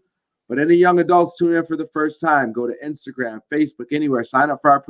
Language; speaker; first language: English; native; English